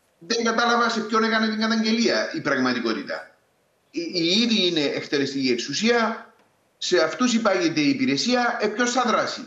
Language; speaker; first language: Greek; native; Greek